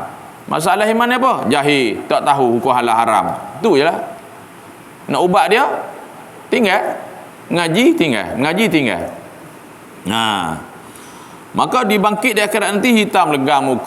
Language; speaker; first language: Malay; native; Malay